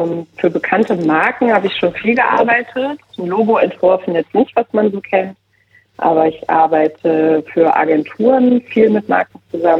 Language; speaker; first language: German; native; German